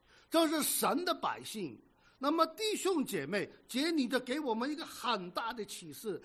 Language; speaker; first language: Chinese; native; Chinese